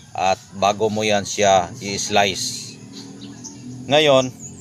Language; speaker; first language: Filipino; non-native, local second language; Cebuano